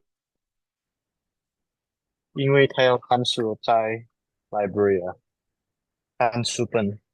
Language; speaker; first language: Chinese; non-native, learner; Indonesian